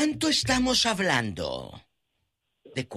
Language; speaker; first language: Spanish; native; Spanish